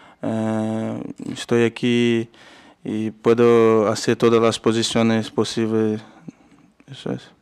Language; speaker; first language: Spanish; non-native, learner; Portuguese